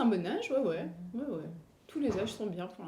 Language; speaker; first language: French; native; French